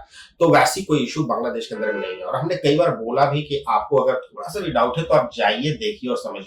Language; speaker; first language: Hindi; native; Hindi